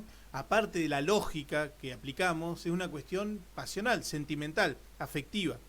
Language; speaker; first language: Spanish; native; Spanish